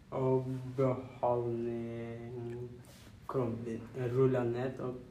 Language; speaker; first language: Norwegian; non-native, learner; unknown